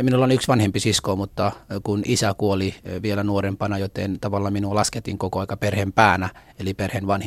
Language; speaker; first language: Finnish; non-native, fluent; Somali